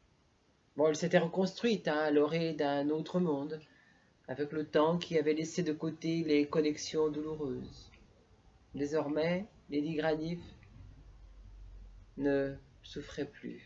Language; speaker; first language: French; native; French